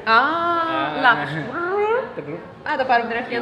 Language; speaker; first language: Greek; native; Greek